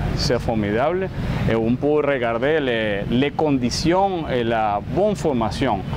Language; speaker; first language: French; non-native, learner; Spanish